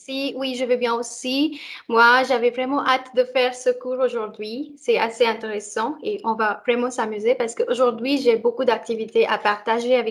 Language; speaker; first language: French; non-native, fluent; Hindi